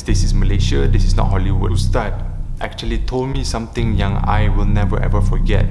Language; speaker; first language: English; non-native, local second language; Malay